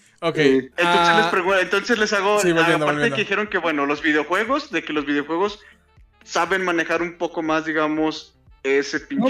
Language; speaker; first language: Spanish; native; Spanish